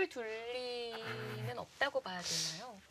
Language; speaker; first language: Korean; native; Korean